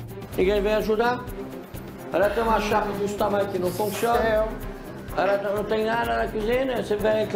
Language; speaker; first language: Portuguese; non-native, fluent; French